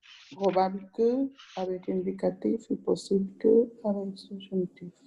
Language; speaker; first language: French; non-native, fluent; Spanish